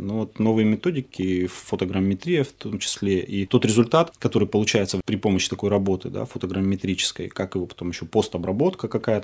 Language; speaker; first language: Russian; native; Russian